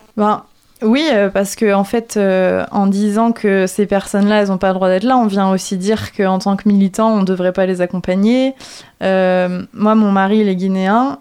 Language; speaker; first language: French; native; French